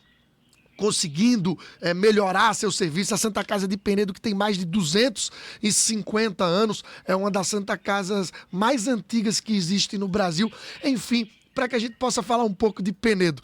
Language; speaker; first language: Portuguese; native; Portuguese